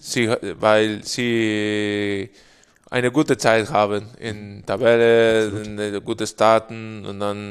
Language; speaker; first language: German; non-native, fluent; Spanish